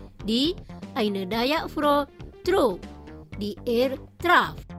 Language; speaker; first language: German; non-native, learner; Indonesian